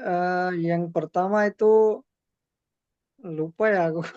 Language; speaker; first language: Indonesian; non-native, learner; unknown